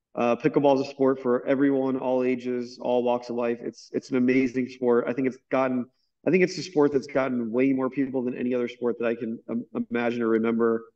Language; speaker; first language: English; native; English